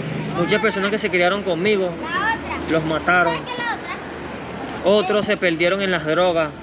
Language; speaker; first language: Spanish; native; Spanish